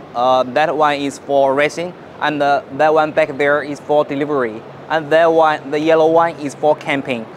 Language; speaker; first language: English; non-native, learner; Chinese